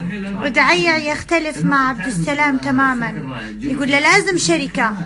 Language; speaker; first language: Arabic; native; Arabic